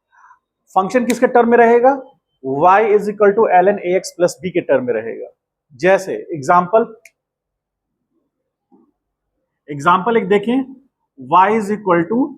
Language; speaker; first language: Hindi; native; Hindi